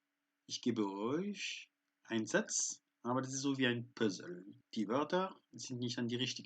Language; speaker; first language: German; non-native, fluent; French